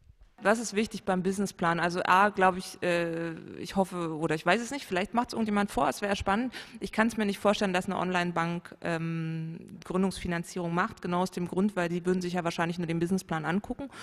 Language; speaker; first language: German; native; German